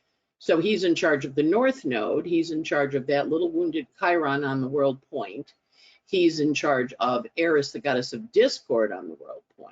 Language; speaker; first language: English; native; English